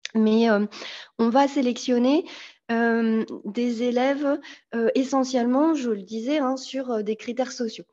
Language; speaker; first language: French; native; French